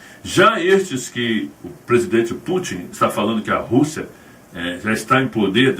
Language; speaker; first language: Portuguese; native; Portuguese